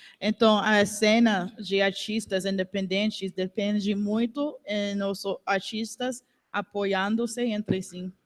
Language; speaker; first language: Portuguese; non-native, learner; English